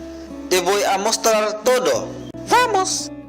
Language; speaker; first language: Spanish; non-native, learner; Cebuano